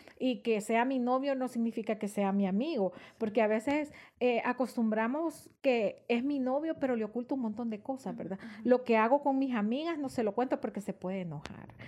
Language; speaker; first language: Spanish; native; Spanish